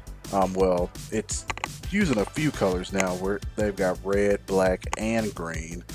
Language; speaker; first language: English; native; English